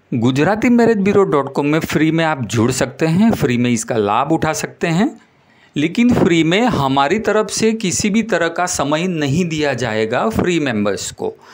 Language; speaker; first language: Hindi; non-native, local second language; Gujarati